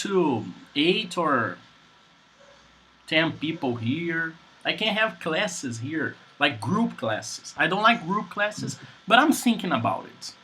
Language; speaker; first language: English; non-native, fluent; Portuguese